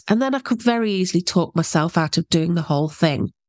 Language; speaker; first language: English; native; English